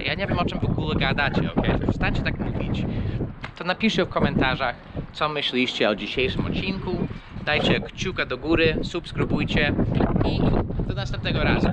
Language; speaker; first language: Polish; non-native, fluent; English